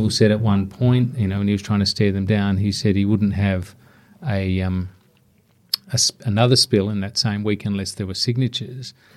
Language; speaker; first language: English; native; English